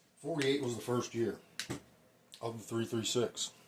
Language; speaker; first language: English; native; English